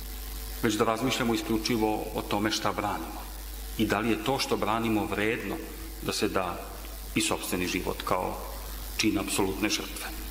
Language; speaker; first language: Serbian; native; Serbian